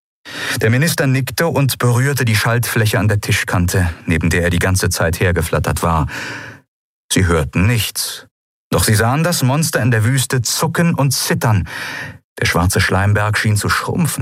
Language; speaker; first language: German; native; German